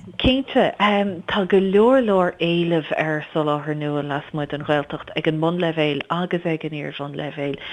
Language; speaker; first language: Irish; native; Irish